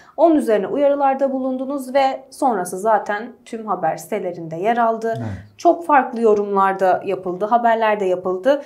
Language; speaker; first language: Turkish; native; Turkish